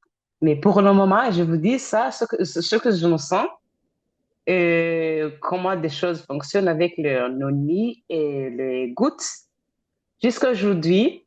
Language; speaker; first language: French; non-native, fluent; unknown